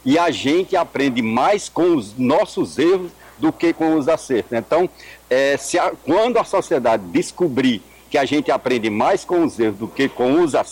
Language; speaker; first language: Portuguese; native; Portuguese